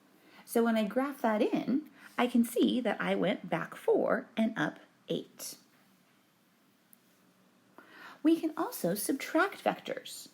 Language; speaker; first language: English; native; English